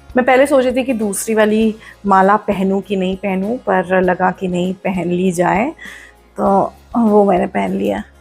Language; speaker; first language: Hindi; non-native, local second language; Marathi